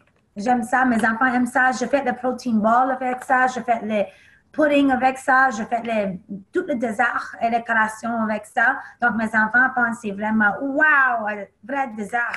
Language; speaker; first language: French; non-native, learner; English